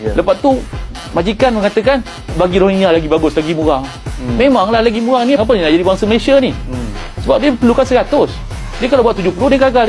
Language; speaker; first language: Malay; native; Malay